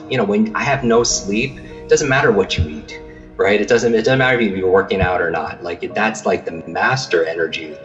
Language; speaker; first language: English; native; English